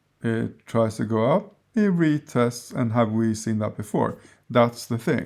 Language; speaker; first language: English; non-native, fluent; Swedish